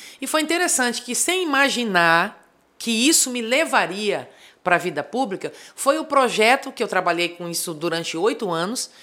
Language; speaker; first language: Portuguese; native; Portuguese